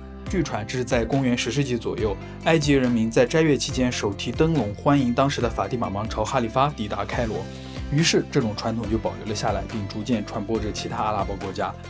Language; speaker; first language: Chinese; native; Chinese